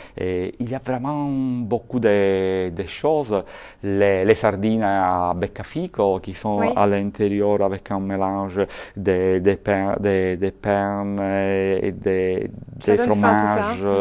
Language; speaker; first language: French; non-native, fluent; Italian